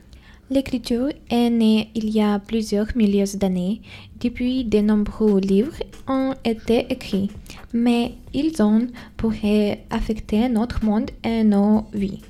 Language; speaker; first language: French; non-native, learner; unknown